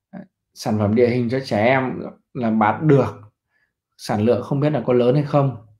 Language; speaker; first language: Vietnamese; native; Vietnamese